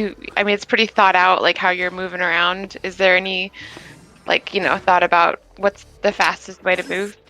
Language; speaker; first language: English; native; English